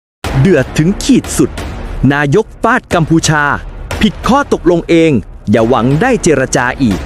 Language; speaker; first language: Thai; native; Thai